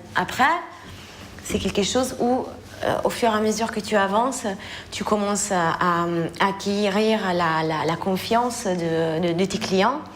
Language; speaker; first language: French; non-native, fluent; Italian